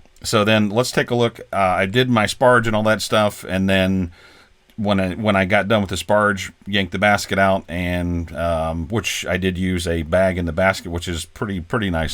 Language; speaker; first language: English; native; English